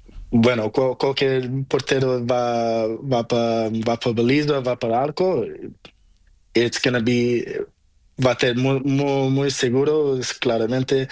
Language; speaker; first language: Spanish; non-native, learner; Portuguese